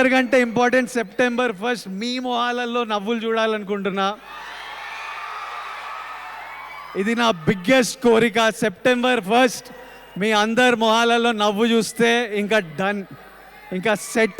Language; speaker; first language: Telugu; native; Telugu